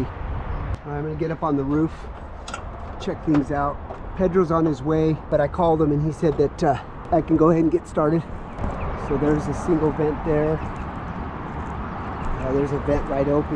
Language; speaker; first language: English; native; English